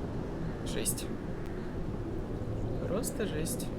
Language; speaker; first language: Russian; native; Russian